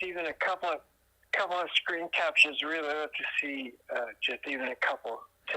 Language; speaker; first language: English; native; English